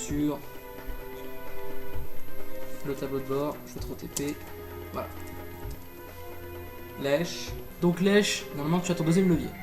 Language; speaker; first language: French; native; French